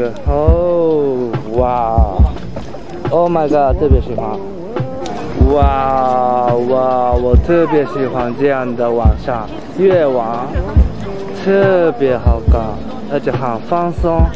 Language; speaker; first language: Chinese; non-native, learner; Japanese